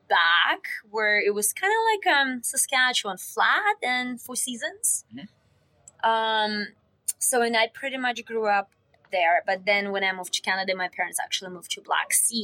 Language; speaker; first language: English; non-native, fluent; Russian